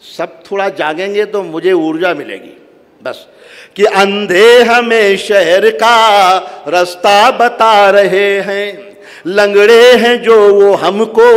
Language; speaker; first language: Hindi; native; Hindi